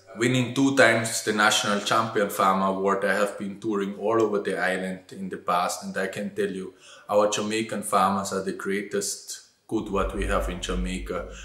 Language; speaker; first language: English; non-native, fluent; German